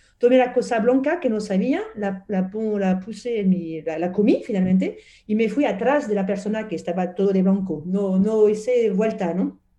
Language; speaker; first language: Spanish; non-native, fluent; French